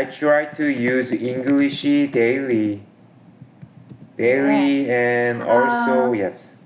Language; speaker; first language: English; non-native, learner; Korean